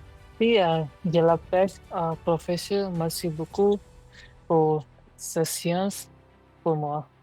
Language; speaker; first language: French; non-native, learner; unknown